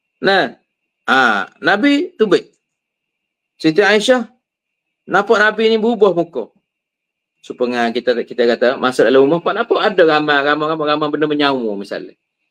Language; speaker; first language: Malay; native; Malay